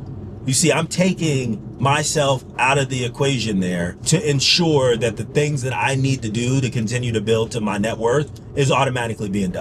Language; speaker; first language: English; native; English